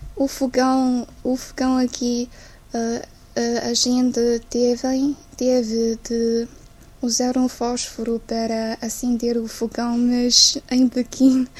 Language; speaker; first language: Portuguese; non-native, fluent; Chinese